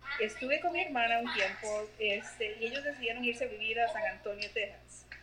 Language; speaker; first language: Spanish; native; Spanish